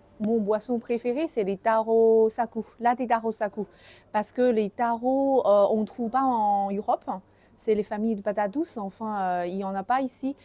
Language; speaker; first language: French; non-native, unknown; Chinese